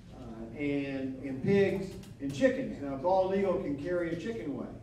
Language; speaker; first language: English; native; English